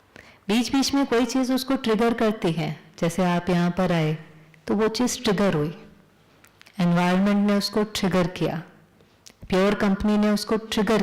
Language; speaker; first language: Hindi; native; Hindi